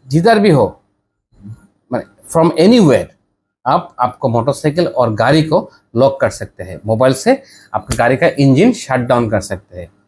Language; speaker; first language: Hindi; non-native, learner; Bangla